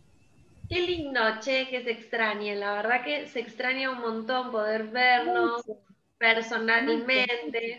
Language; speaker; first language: Spanish; native; Spanish